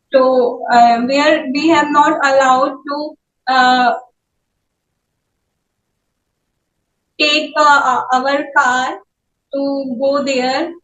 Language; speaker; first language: English; non-native, learner; Hindi